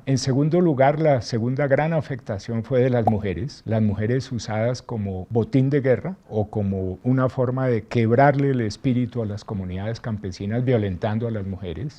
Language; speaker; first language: Spanish; native; Spanish